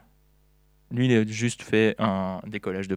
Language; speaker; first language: French; native; French